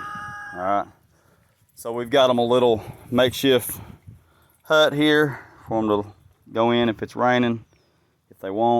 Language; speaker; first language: English; native; English